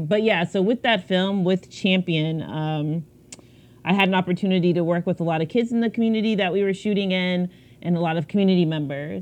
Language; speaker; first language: English; native; English